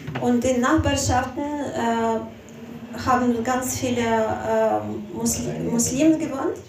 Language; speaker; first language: German; non-native, fluent; Russian